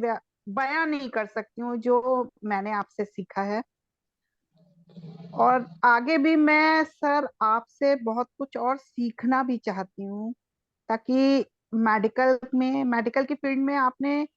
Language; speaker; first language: Hindi; native; Hindi